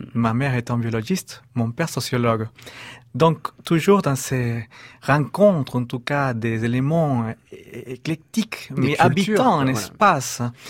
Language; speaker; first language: French; non-native, fluent; Spanish